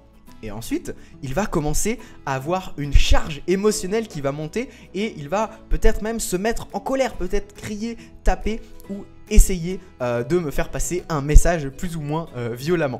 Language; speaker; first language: French; native; French